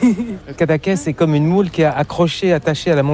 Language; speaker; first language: French; native; French